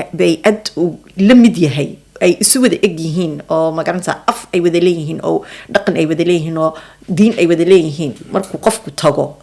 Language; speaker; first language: Somali; early bilingual, heritage; Somali